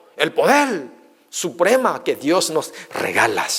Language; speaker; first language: Spanish; non-native, fluent; Korean